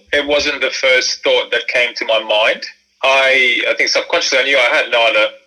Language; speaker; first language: English; early bilingual, other home language; Croatian